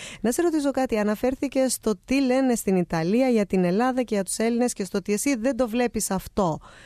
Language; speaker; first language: Greek; native; Greek